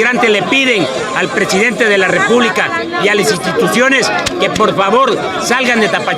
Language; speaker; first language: Spanish; native; Spanish